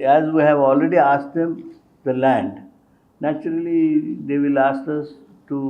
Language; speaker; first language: English; non-native, local second language; Kannada